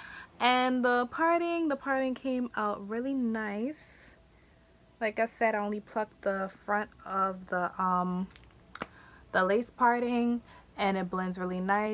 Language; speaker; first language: English; native; English